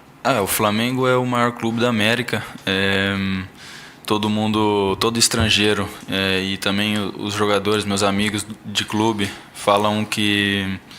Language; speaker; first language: Portuguese; early bilingual, heritage; Portuguese